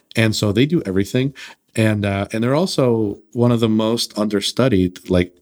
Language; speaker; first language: English; early bilingual, other home language; Russian